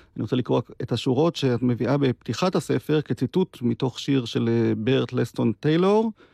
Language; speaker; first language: Hebrew; native; Hebrew